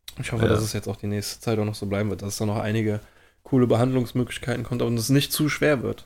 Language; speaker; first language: German; native; German